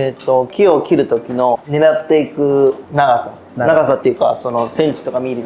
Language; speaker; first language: Japanese; native; Japanese